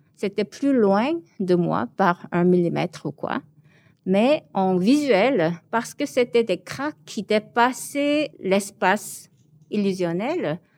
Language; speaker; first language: French; early bilingual, other home language; Korean